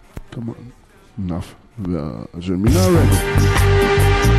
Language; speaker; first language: English; non-native, fluent; German